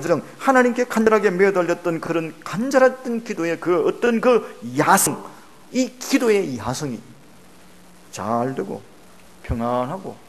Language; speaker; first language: Korean; native; Korean